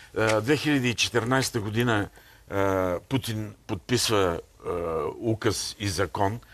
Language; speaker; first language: Bulgarian; native; Bulgarian